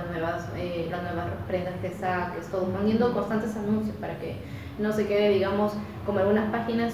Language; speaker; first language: Spanish; native; Spanish